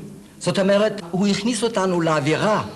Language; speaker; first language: Hebrew; non-native, fluent; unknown